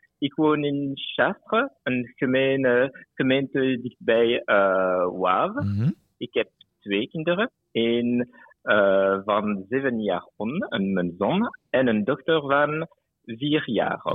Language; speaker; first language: Dutch; non-native, local second language; French